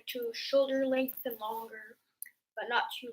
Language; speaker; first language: English; native; English